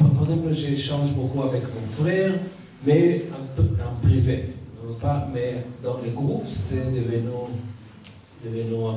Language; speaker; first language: French; non-native, learner; Hebrew